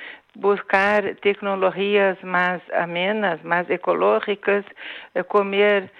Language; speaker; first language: Spanish; non-native, fluent; Portuguese